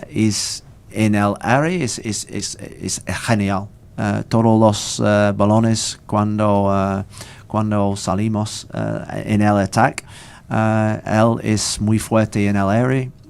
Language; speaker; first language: Spanish; non-native, learner; English